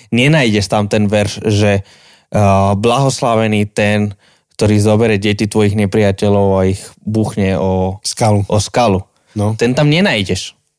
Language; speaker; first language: Slovak; non-native, fluent; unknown